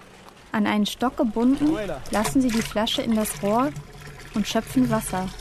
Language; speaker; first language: German; native; German